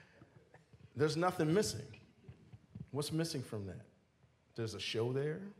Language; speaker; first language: English; native; English